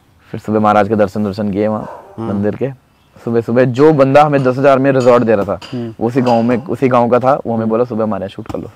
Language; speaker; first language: Hindi; non-native, local second language; Garhwali